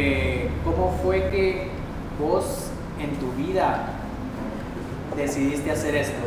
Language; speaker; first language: Spanish; native; Spanish